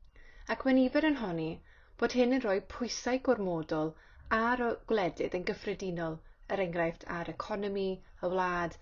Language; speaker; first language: Welsh; native; Welsh